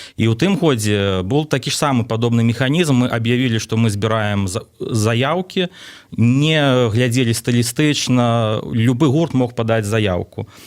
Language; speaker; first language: Belarusian; non-native, local second language; Russian